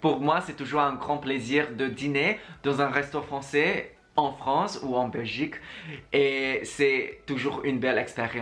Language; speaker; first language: French; non-native, fluent; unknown